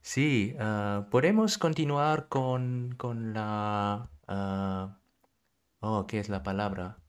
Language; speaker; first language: Spanish; non-native, learner; German